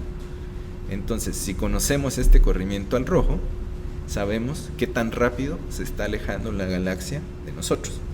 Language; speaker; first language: Spanish; native; Spanish